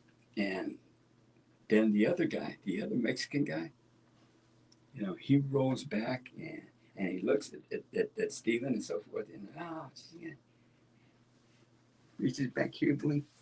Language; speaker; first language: English; native; English